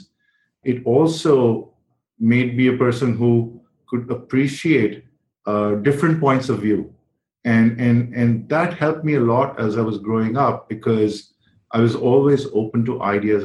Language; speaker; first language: English; non-native, local second language; Hindi